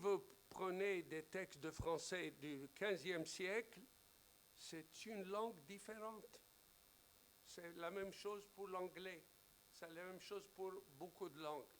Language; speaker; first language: French; non-native, fluent; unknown